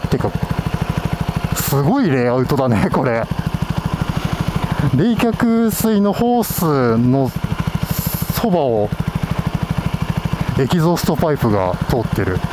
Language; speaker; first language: Japanese; native; Japanese